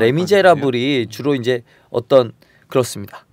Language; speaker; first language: Korean; native; Korean